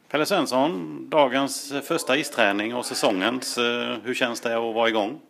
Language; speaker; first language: Swedish; native; Swedish